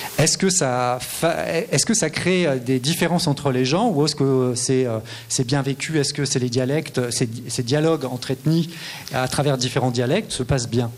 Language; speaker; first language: French; native; French